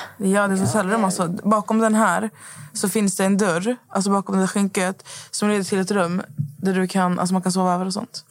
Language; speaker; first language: Swedish; native; Swedish